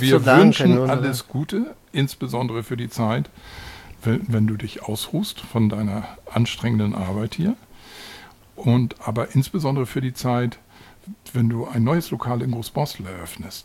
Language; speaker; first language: German; native; German